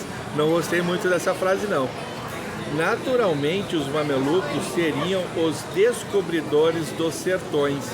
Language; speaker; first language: Portuguese; native; Portuguese